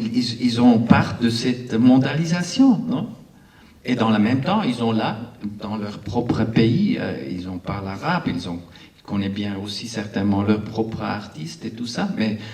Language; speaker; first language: French; non-native, local second language; Arabic